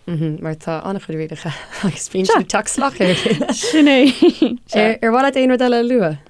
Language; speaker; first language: Irish; non-native, local second language; English